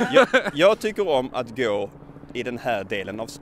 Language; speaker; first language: Swedish; native; Swedish